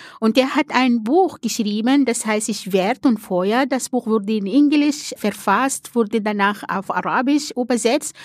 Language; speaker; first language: German; non-native, fluent; Arabic